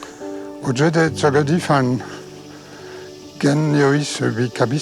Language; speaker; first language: Chinese; non-native, learner; French